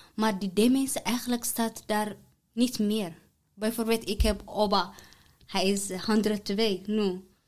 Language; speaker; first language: Dutch; non-native, learner; Tigrinya